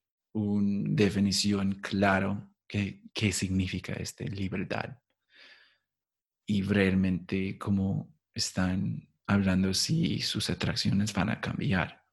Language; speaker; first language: Spanish; non-native, fluent; English